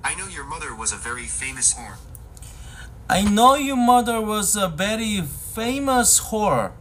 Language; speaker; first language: English; non-native, learner; Korean